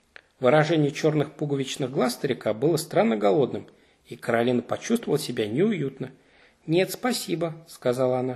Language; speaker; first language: Russian; native; Russian